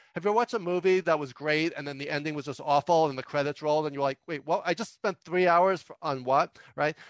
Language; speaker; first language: English; native; English